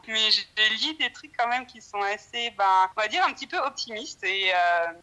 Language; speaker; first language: French; native; French